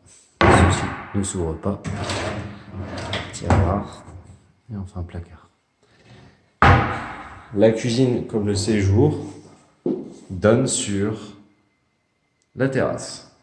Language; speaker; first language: French; native; French